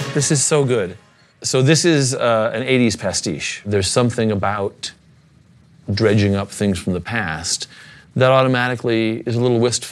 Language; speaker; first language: English; native; English